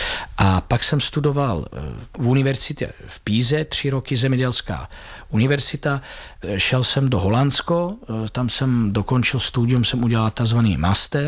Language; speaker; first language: Czech; non-native, fluent; Italian